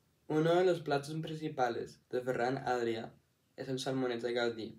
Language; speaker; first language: Spanish; non-native, learner; English